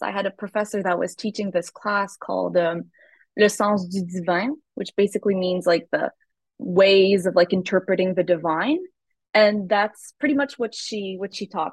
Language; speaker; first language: English; native; English